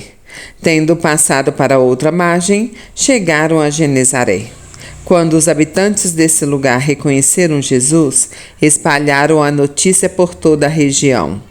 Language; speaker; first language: Portuguese; native; Portuguese